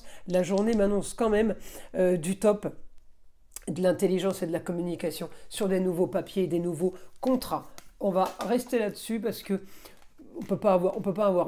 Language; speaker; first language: French; native; French